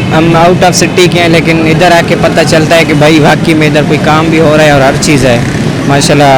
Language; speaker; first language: Hindi; non-native, local second language; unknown